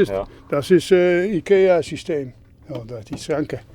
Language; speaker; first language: German; non-native, learner; Dutch